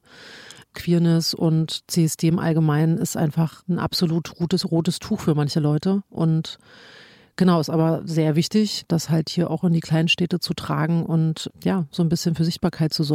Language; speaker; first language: German; native; German